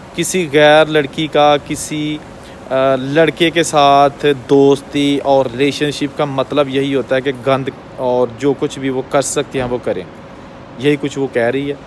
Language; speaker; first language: Urdu; non-native, local second language; Punjabi